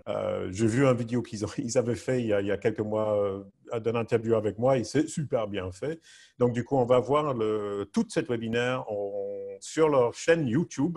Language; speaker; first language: French; non-native, fluent; English